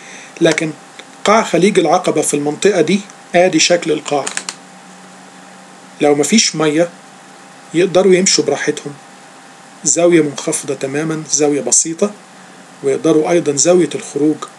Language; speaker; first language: Arabic; native; Arabic